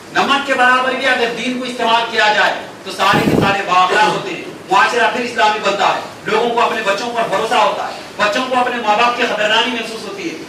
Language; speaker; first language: Urdu; native; Urdu